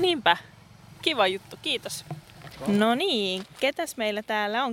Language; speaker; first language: Finnish; native; Finnish